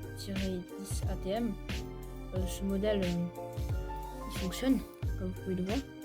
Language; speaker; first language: French; native; French